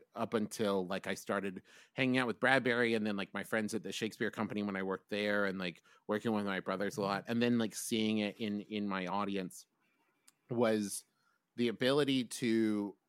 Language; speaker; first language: English; native; English